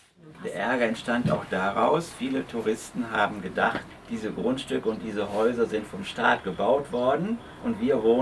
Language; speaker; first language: German; native; German